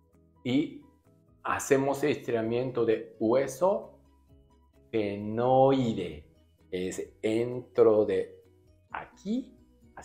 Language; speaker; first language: Spanish; non-native, learner; Japanese